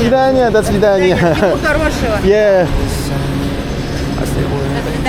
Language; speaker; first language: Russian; non-native, learner; Korean